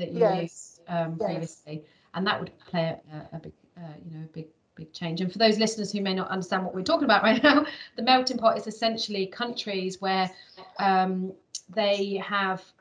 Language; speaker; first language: English; native; English